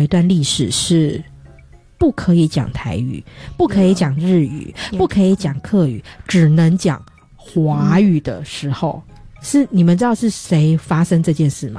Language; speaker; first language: Chinese; non-native, local second language; Min Nan Chinese